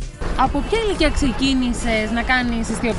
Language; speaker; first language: Greek; native; Greek